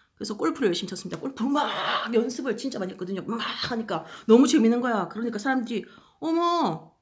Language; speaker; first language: Korean; native; Korean